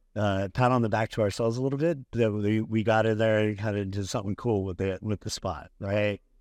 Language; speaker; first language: English; native; English